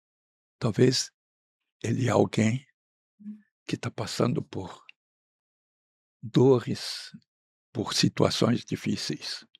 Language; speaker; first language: Portuguese; non-native, fluent; Arabic